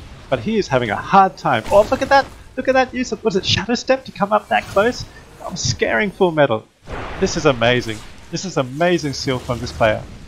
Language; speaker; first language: English; native; English